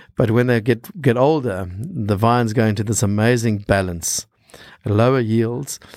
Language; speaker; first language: English; native; English